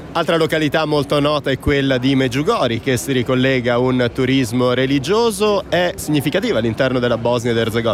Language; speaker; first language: Italian; native; Italian